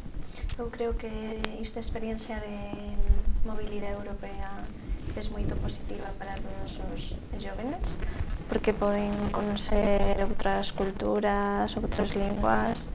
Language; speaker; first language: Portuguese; non-native, learner; Spanish